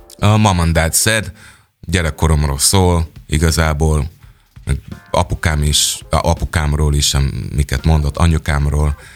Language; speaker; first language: Hungarian; non-native, fluent; English